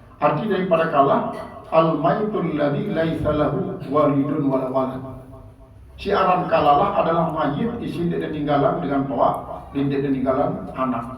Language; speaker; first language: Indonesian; non-native, local second language; Sasak